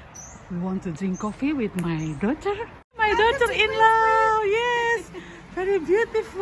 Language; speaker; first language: English; non-native, learner; Indonesian